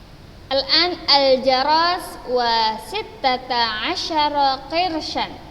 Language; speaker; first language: Arabic; non-native, fluent; Indonesian